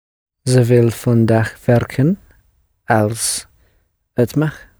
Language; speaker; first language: Dutch; non-native, learner; English